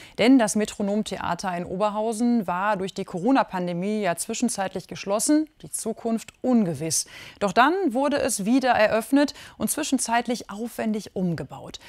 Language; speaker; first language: German; native; German